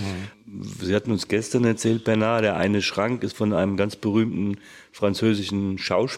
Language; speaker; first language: German; native; German